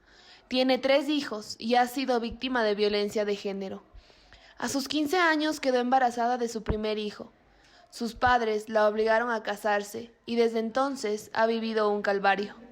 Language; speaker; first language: Spanish; native; Spanish